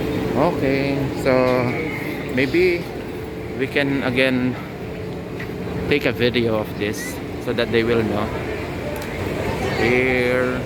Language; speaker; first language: English; non-native, local second language; Filipino